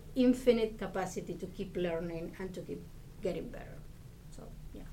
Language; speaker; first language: English; non-native, fluent; Spanish